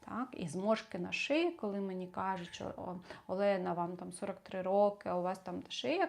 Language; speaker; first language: Ukrainian; non-native, local second language; Russian